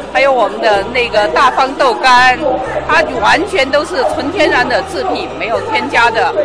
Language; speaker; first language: Chinese; native; Chinese